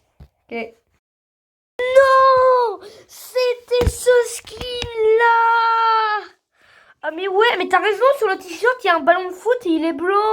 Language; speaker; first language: French; native; French